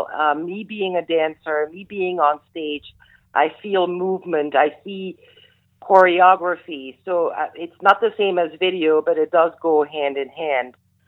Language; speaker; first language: English; non-native, fluent; Dutch